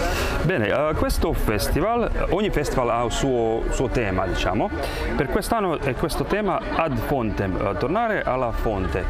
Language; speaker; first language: Italian; non-native, fluent; Croatian